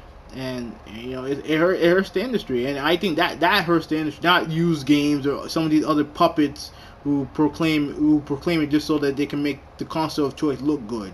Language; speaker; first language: English; native; English